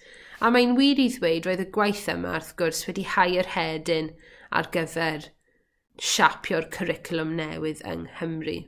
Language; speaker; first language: Welsh; native; Welsh